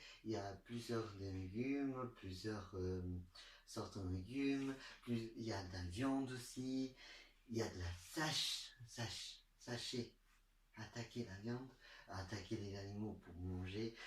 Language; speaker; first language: French; non-native, learner; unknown